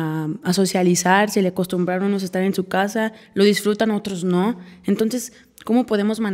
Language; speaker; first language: Spanish; native; Spanish